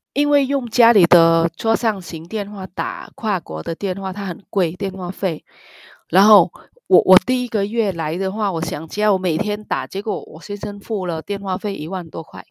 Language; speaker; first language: Chinese; non-native, fluent; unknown